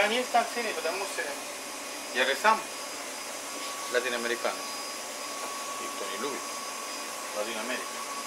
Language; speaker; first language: Russian; non-native, learner; Spanish